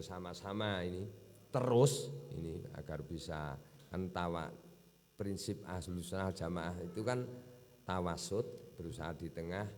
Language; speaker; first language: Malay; non-native, local second language; Javanese